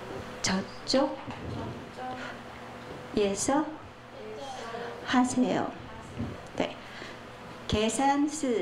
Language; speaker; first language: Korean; non-native, fluent; Chinese